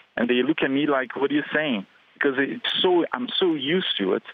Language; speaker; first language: English; non-native, fluent; Portuguese